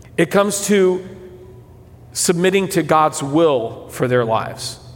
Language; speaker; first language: English; early bilingual, other home language; Portuguese